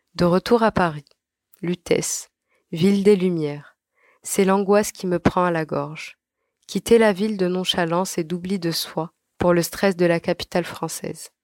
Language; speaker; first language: French; non-native, local second language; Arabic